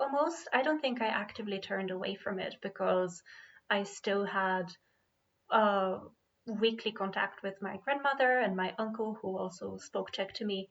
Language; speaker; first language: English; non-native, fluent; Bulgarian